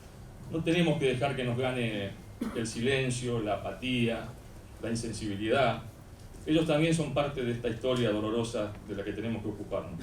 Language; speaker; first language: Spanish; native; Spanish